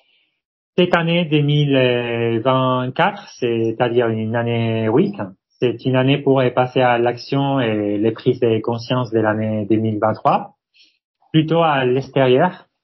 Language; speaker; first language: French; non-native, fluent; Spanish